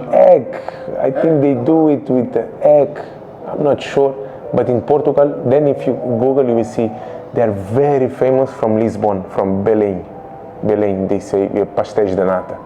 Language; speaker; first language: English; non-native, local second language; Kabuverdianu